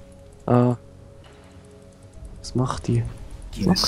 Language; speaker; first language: German; native; German